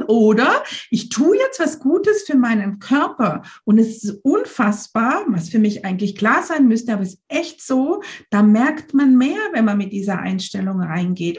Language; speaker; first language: German; native; German